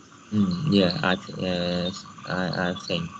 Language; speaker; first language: English; non-native, learner; Vietnamese